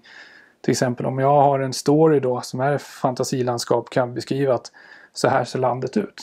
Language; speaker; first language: Swedish; native; Swedish